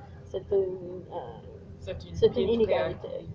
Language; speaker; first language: French; non-native, learner; English